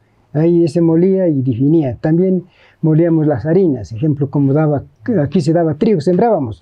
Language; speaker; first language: Spanish; native; Spanish